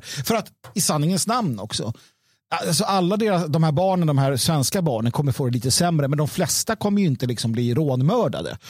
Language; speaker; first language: Swedish; native; Swedish